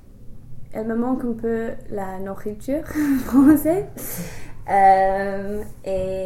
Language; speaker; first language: French; non-native, fluent; English